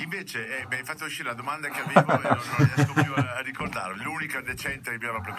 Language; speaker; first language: Italian; native; Italian